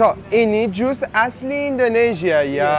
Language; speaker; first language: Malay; non-native, learner; Persian